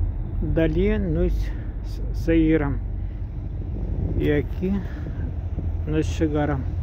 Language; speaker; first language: Portuguese; non-native, learner; Russian